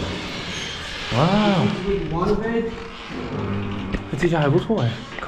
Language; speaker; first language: Chinese; native; Chinese